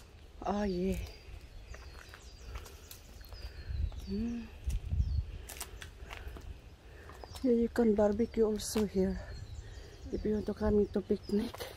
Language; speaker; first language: English; non-native, learner; Filipino